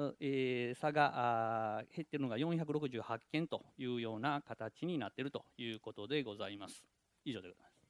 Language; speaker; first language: Japanese; native; Japanese